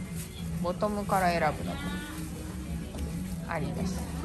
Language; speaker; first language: Japanese; native; Japanese